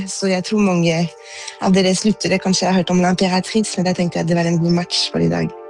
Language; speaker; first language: Norwegian; non-native, fluent; French